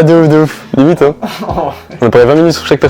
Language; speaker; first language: French; native; French